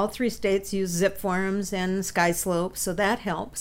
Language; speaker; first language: English; native; English